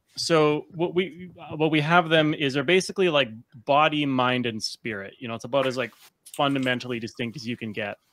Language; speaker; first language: English; native; English